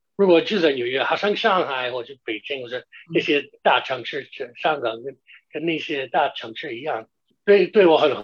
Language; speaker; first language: Chinese; non-native, fluent; English